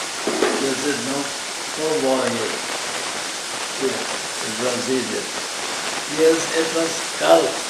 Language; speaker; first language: German; early bilingual, heritage; German